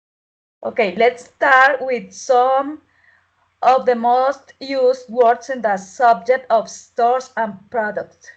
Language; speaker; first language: English; non-native, learner; Spanish